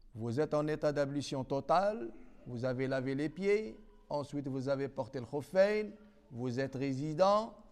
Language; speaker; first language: French; non-native, local second language; Arabic